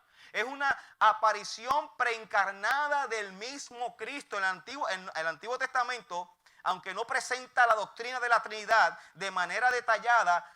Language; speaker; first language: Spanish; native; Spanish